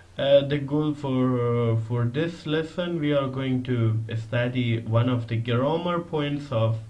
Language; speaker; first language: English; non-native, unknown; Persian